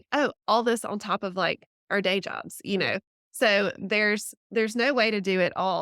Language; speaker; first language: English; native; English